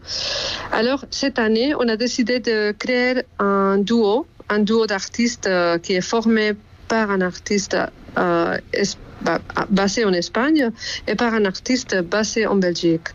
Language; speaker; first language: French; non-native, fluent; Spanish